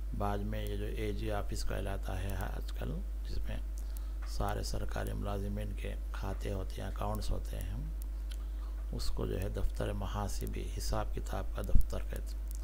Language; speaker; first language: Urdu; native; Urdu